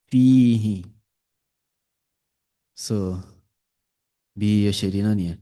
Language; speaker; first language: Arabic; non-native, fluent; Yoruba